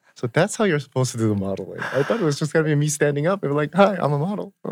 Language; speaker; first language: English; early bilingual, other home language; Korean